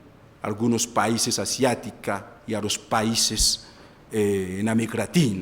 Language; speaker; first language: Spanish; non-native, fluent; Haitian Creole